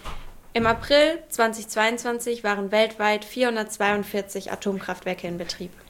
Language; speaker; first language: German; native; German